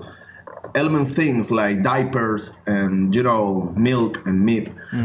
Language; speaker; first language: English; non-native, learner; Spanish